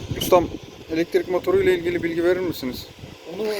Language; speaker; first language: Turkish; native; Turkish